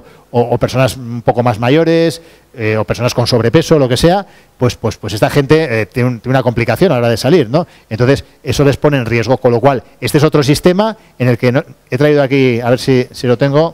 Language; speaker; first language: Spanish; native; Spanish